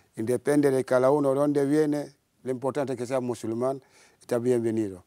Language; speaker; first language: Spanish; non-native, learner; Wolof